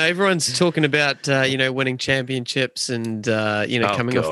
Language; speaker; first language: English; native; English